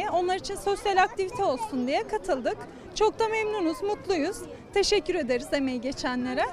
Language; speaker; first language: Turkish; native; Turkish